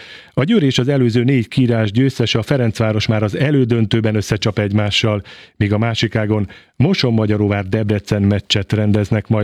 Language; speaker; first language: Hungarian; native; Hungarian